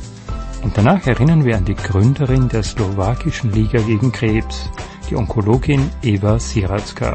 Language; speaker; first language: German; native; German